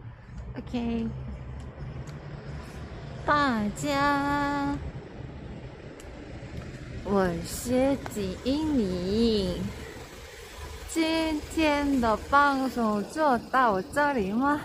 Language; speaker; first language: Chinese; non-native, learner; Korean